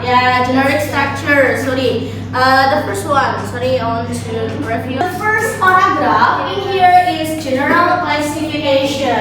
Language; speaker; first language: English; non-native, learner; Indonesian